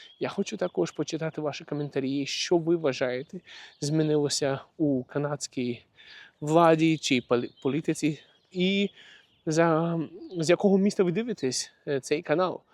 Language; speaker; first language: Ukrainian; non-native, local second language; Russian